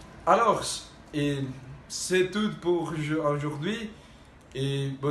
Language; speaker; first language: French; non-native, learner; Spanish